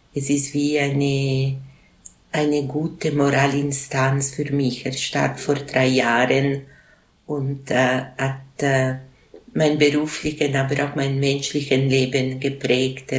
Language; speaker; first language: German; non-native, local second language; Italian